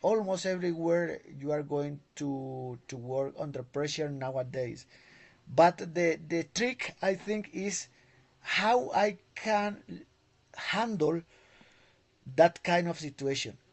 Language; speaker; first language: English; non-native, learner; Spanish